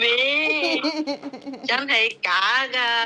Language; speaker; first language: Cantonese; non-native, learner; Javanese